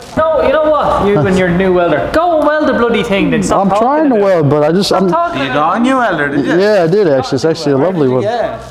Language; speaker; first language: English; native; English